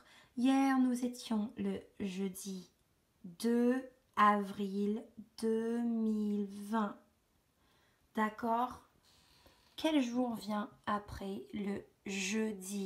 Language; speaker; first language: French; native; French